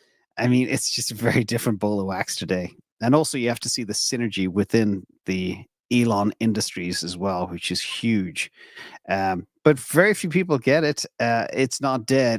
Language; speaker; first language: English; native; English